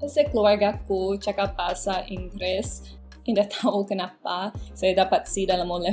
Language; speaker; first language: Indonesian; non-native, local second language; English